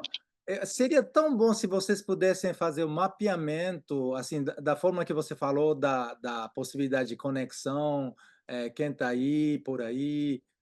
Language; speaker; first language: Portuguese; non-native, fluent; Japanese